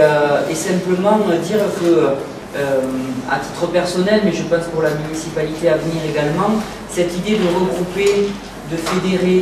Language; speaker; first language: French; native; French